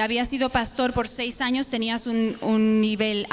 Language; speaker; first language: Spanish; native; Spanish